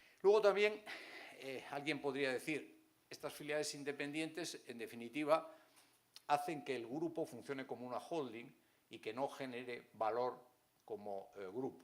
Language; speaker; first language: Spanish; native; Spanish